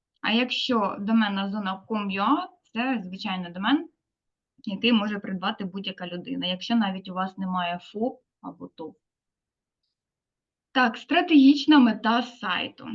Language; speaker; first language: Ukrainian; native; Ukrainian